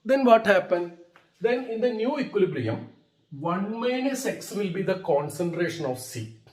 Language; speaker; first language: English; non-native, local second language; Malayalam